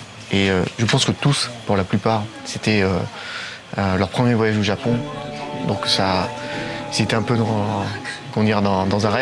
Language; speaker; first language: French; native; French